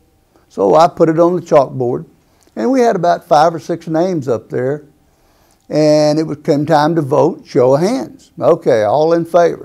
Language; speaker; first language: English; native; English